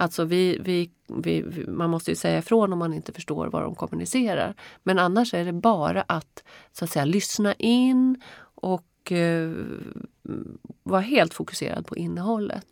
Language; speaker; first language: Swedish; native; Swedish